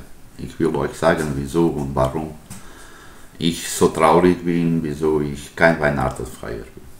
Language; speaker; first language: German; non-native, learner; Portuguese